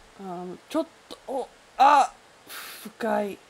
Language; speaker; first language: Japanese; non-native, learner; English